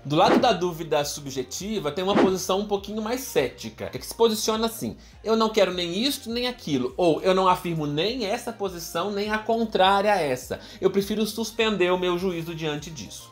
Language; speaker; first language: Portuguese; native; Portuguese